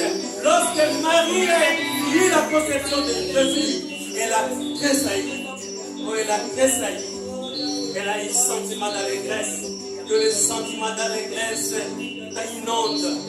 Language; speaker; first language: French; non-native, local second language; Lingala